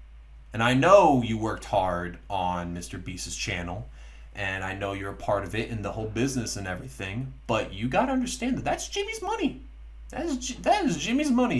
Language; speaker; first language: English; native; English